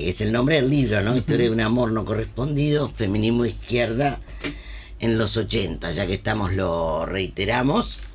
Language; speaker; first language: Spanish; native; Spanish